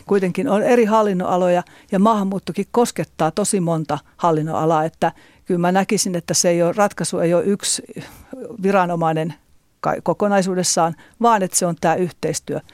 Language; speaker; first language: Finnish; native; Finnish